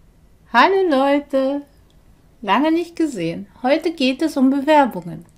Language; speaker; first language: German; non-native, fluent; Persian